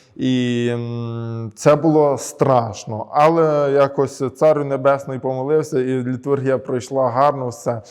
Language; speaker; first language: Ukrainian; early bilingual, heritage; Ukrainian